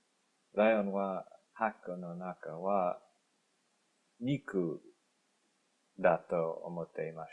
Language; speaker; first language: Japanese; non-native, learner; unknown